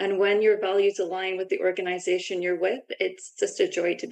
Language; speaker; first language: English; native; English